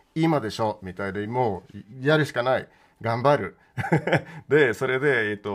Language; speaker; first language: Japanese; non-native, fluent; Spanish